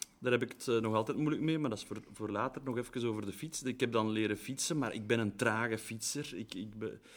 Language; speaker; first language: Dutch; native; Dutch